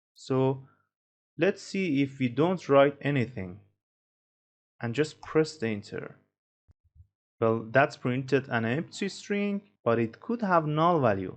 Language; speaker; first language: English; non-native, fluent; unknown